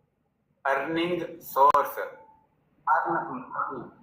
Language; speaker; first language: English; non-native, learner; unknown